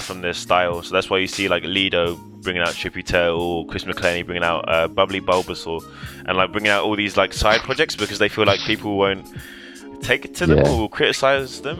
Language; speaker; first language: English; native; English